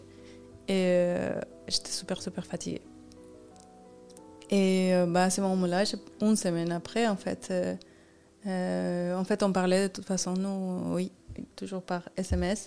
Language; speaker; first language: French; non-native, fluent; Spanish